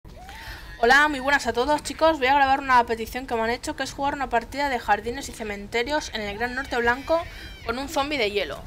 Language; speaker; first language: Spanish; native; Spanish